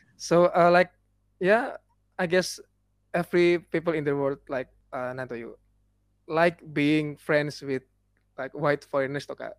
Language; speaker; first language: English; non-native, learner; Indonesian